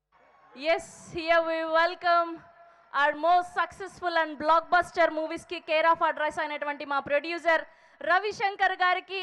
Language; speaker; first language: Telugu; native; Telugu